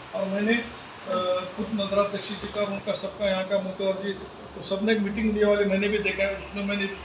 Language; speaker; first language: Hindi; non-native, local second language; Marathi